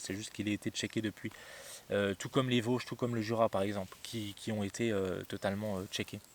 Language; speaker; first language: French; native; French